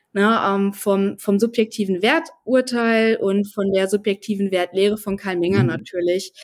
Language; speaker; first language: German; native; German